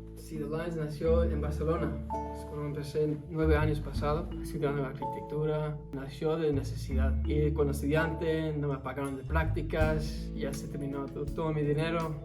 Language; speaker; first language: Spanish; early bilingual, heritage; Spanish